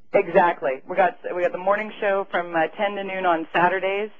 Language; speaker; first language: English; native; English